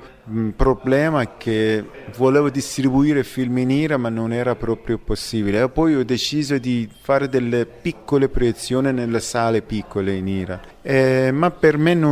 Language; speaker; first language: Italian; non-native, fluent; Persian